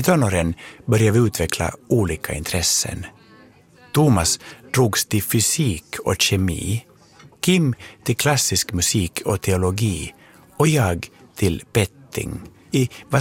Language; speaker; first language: Swedish; native; Swedish